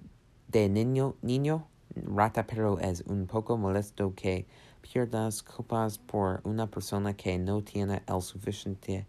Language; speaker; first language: Spanish; non-native, learner; English